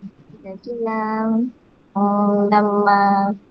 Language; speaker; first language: Arabic; non-native, learner; Malay